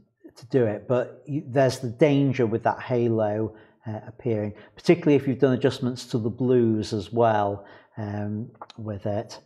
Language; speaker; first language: English; native; English